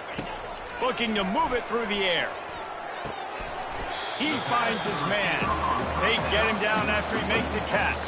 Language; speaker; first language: English; native; English